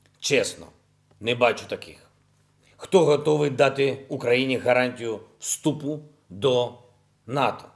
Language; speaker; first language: Ukrainian; non-native, local second language; Russian